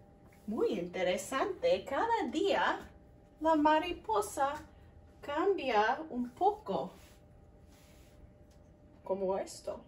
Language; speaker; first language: Spanish; non-native, fluent; English